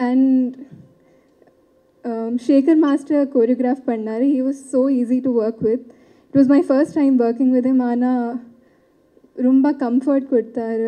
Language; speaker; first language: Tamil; non-native, learner; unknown